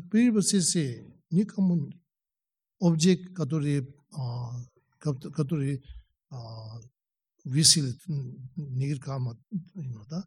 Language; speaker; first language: Russian; non-native, learner; Tibetan